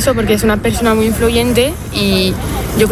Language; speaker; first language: Spanish; non-native, fluent; French